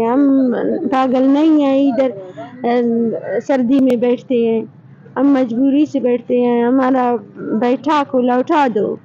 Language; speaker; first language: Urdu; non-native, local second language; Brahui